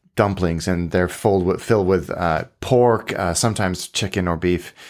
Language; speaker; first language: English; native; English